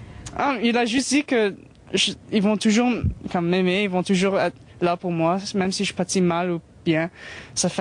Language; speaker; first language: French; non-native, local second language; English